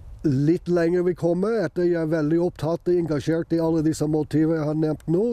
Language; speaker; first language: Norwegian; non-native, fluent; English